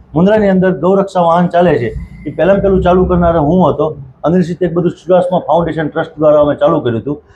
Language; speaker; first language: Gujarati; native; Gujarati